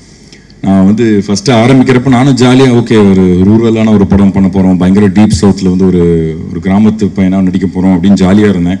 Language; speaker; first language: Tamil; native; Tamil